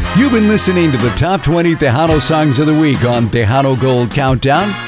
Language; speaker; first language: English; early bilingual, other home language; Spanish